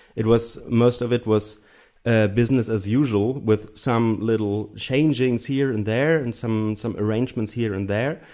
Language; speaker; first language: English; non-native, fluent; German